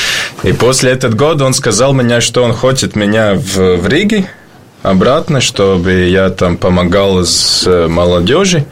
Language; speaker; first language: Russian; non-native, learner; Latvian